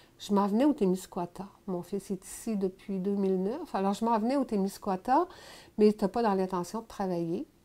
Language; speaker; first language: French; native; French